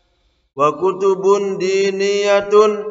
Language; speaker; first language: Arabic; non-native, fluent; Indonesian